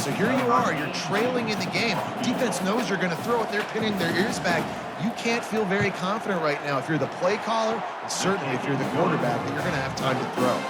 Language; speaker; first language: English; native; English